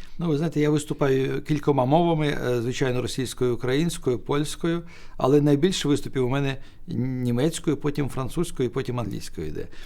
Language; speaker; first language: Ukrainian; non-native, local second language; Russian